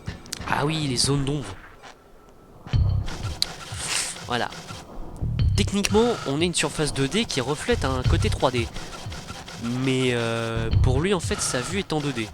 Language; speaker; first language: French; native; French